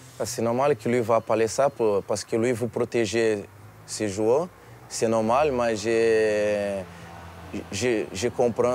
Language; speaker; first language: French; non-native, learner; Portuguese